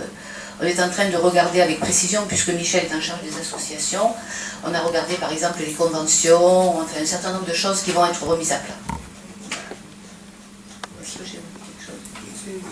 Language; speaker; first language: French; native; French